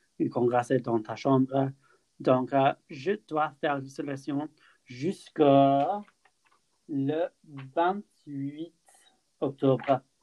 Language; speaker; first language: French; non-native, fluent; English